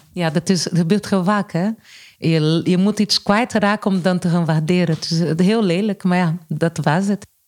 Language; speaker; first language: Dutch; non-native, fluent; Portuguese